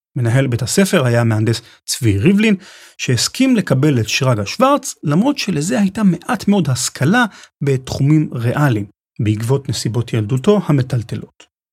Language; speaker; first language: Hebrew; native; Hebrew